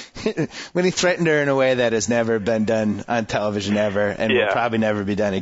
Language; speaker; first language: English; native; English